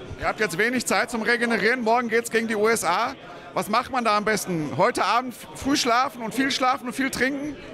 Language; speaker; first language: German; native; German